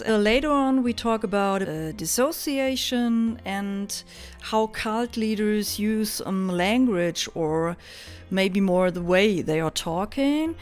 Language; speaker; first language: English; non-native, fluent; German